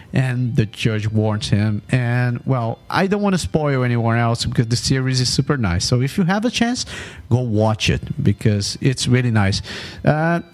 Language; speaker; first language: English; non-native, fluent; Portuguese